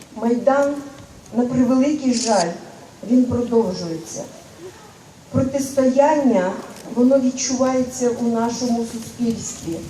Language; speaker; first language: Ukrainian; native; Ukrainian